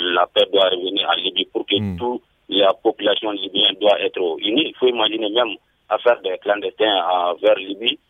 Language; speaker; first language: French; non-native, local second language; Bambara